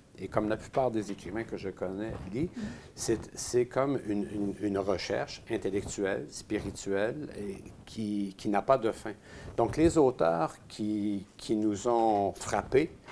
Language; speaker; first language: French; native; French